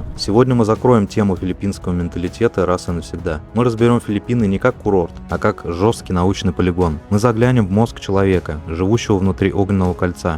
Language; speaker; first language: Russian; native; Russian